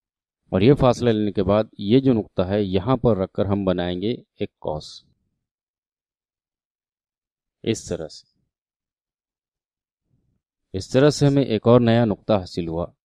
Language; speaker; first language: Urdu; native; Urdu